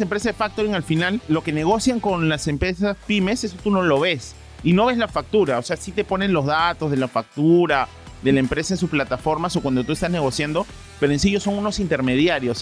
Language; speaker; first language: Spanish; native; Spanish